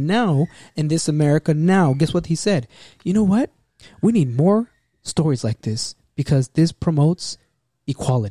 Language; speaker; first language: English; native; English